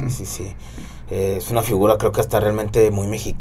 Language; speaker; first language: Spanish; native; Spanish